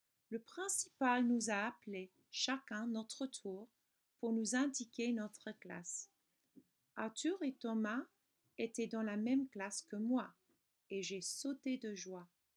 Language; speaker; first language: French; non-native, fluent; English